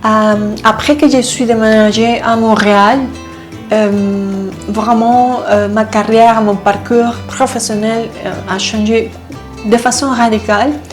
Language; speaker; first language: French; non-native, fluent; Spanish